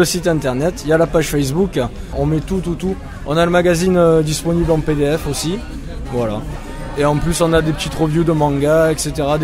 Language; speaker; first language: French; native; French